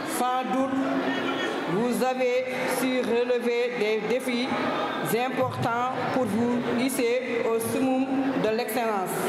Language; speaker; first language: French; non-native, local second language; Fula